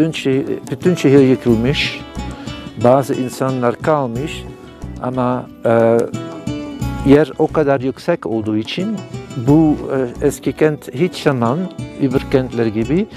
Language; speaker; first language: Turkish; non-native, fluent; Dutch